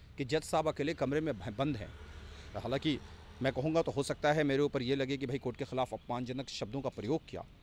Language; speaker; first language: Hindi; native; Hindi